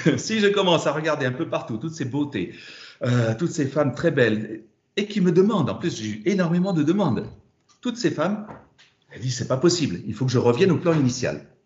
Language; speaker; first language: French; non-native, fluent; German